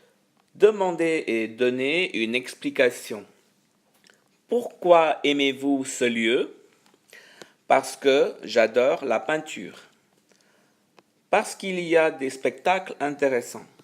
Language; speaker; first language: French; non-native, fluent; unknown